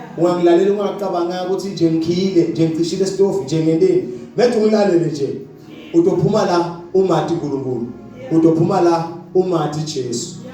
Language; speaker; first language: Zulu; non-native, local second language; Swati